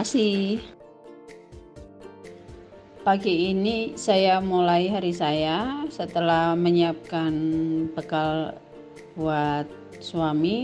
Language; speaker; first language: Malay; non-native, local second language; Javanese